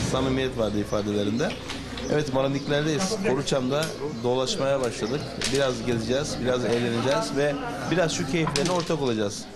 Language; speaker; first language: Turkish; native; Turkish